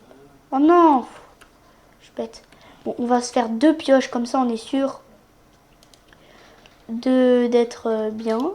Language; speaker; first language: French; native; French